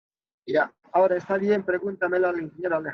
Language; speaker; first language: Spanish; non-native, local second language; Quechua